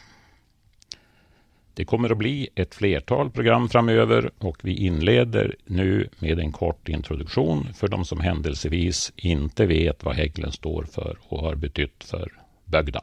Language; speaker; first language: Swedish; native; Swedish